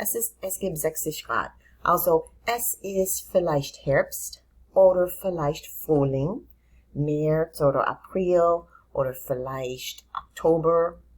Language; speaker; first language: German; non-native, fluent; English